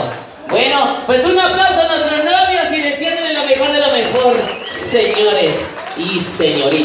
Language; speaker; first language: Spanish; native; Spanish